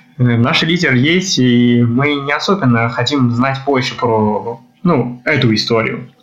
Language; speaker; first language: Russian; non-native, fluent; Chinese